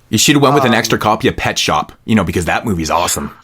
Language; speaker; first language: English; native; English